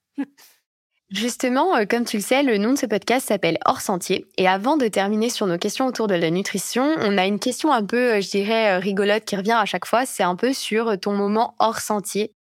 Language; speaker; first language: French; native; French